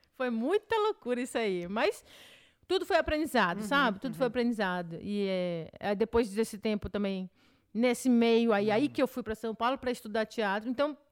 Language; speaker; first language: Portuguese; native; Portuguese